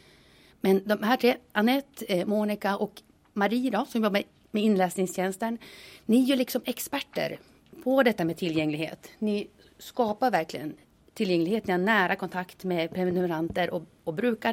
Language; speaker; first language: Swedish; native; Swedish